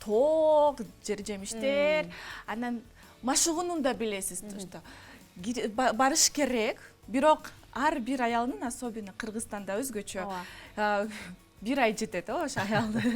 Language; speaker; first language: Kyrgyz; non-native, local second language; Russian